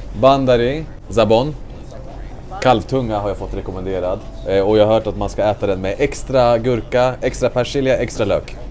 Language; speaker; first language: Swedish; native; Swedish